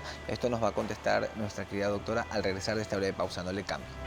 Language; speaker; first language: Spanish; native; Spanish